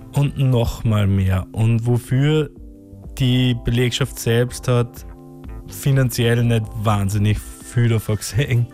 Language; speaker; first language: German; native; German